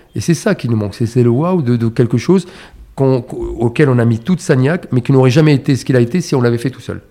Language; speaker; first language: French; non-native, local second language; Arabic